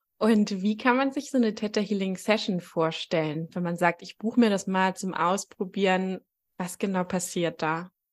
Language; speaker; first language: German; native; German